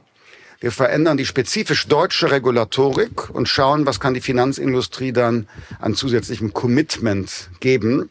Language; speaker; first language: German; native; German